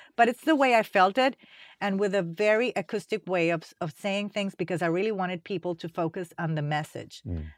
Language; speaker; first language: English; non-native, fluent; Spanish